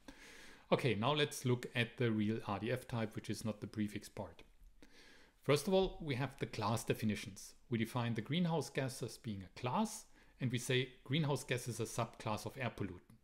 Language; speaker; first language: English; non-native, fluent; German